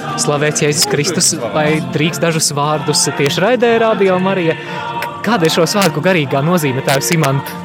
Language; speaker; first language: Latvian; native; Latvian